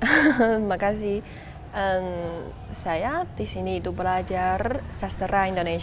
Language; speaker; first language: Indonesian; non-native, learner; Chinese